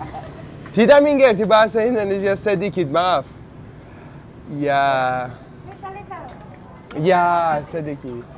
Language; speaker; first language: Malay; non-native, learner; Persian